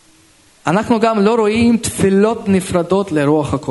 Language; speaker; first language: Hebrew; non-native, local second language; Russian